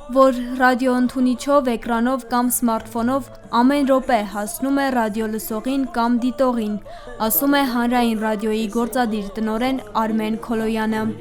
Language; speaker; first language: Armenian; native; Armenian